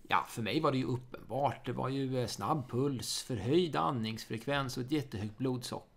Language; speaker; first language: Swedish; native; Swedish